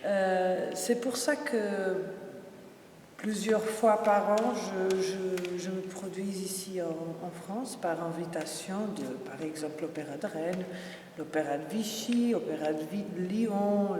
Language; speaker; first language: French; non-native, fluent; Portuguese